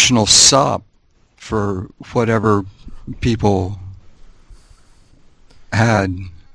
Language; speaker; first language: English; native; English